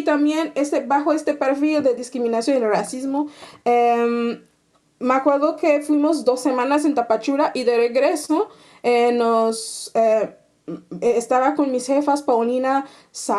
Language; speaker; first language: Spanish; non-native, fluent; Haitian Creole